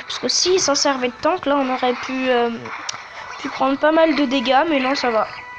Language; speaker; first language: French; native; French